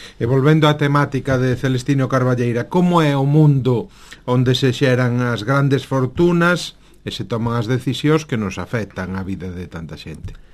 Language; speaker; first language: Galician; native; Galician